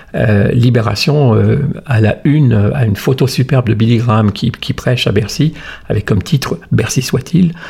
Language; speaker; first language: French; native; French